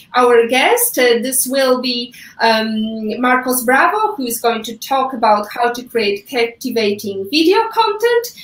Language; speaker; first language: English; non-native, fluent; Polish